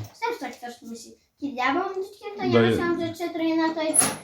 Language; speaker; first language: Polish; early bilingual, heritage; Samoan